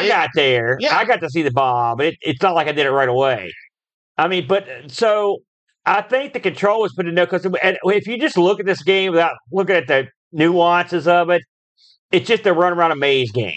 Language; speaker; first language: English; native; English